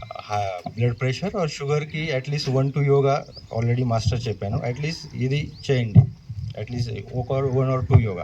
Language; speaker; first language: Telugu; non-native, learner; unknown